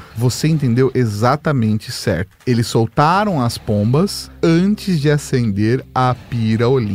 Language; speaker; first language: Portuguese; native; Portuguese